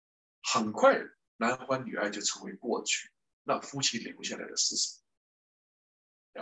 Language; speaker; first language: Chinese; native; Chinese